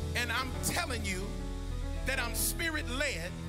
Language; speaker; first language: English; native; English